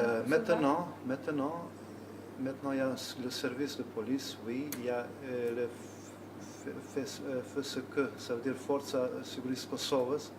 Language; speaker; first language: French; non-native, learner; Albanian